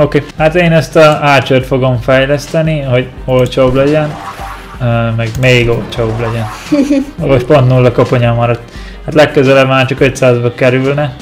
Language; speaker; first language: Hungarian; native; Hungarian